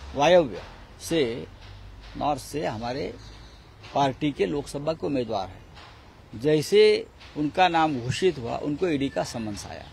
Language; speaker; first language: Hindi; non-native, local second language; Marathi